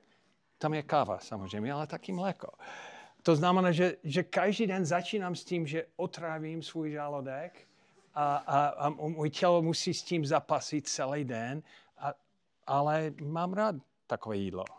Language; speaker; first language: Czech; non-native, fluent; English